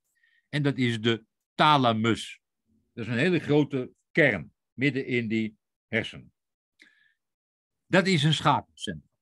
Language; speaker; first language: Dutch; native; Dutch